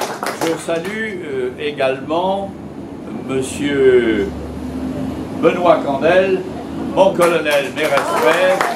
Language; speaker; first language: French; native; French